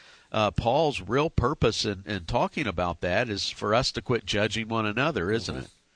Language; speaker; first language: English; native; English